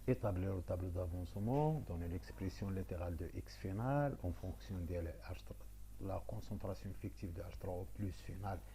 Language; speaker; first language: French; non-native, local second language; Arabic